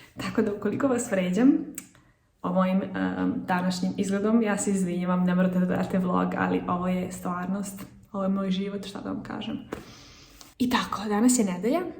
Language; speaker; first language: Serbian; early bilingual, heritage; Serbian